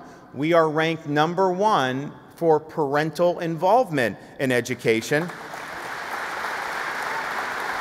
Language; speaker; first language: English; native; English